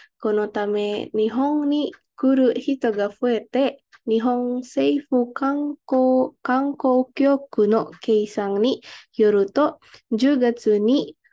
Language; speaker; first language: Japanese; non-native, learner; Indonesian